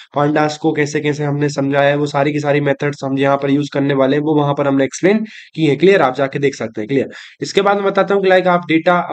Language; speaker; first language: Hindi; native; Hindi